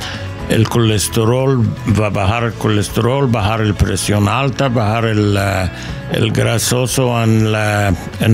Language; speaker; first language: Spanish; non-native, learner; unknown